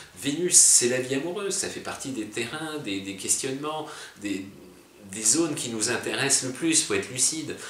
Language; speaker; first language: French; native; French